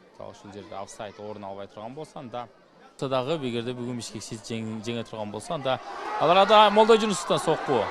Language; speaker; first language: Kyrgyz; native; Kyrgyz